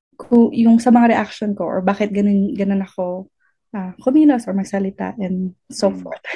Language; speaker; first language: Filipino; native; Filipino